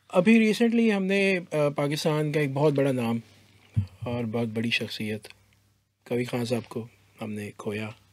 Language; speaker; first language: Urdu; native; Urdu